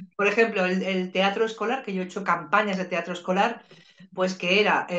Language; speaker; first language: Spanish; native; Spanish